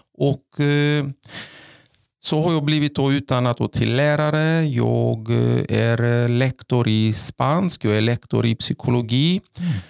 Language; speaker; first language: Norwegian; non-native, fluent; Greek